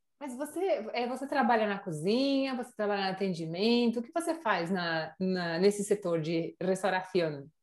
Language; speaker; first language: Portuguese; native; Portuguese